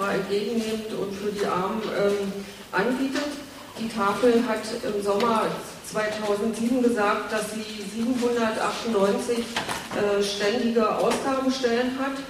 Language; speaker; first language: German; native; German